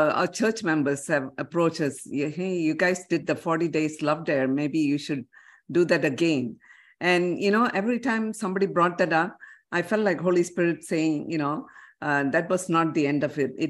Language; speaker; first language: English; non-native, local second language; Tamil